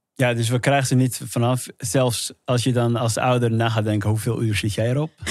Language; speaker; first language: Dutch; early bilingual, other home language; Somali